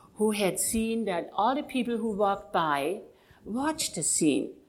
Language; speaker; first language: English; non-native, fluent; German